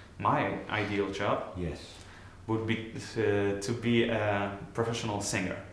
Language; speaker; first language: English; non-native, learner; Polish